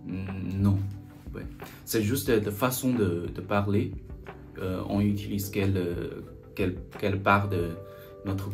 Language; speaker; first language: French; non-native, learner; Chinese